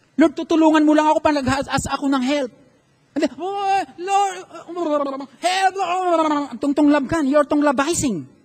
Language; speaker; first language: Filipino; non-native, local second language; Iloko